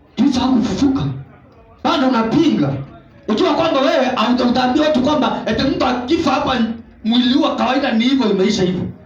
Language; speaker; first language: Swahili; non-native, local second language; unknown